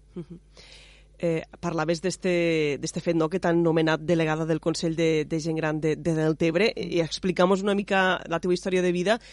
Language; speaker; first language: Catalan; native; Catalan